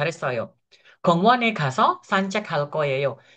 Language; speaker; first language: Korean; non-native, fluent; Indonesian